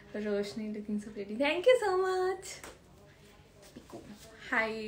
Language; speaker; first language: Hindi; native; Hindi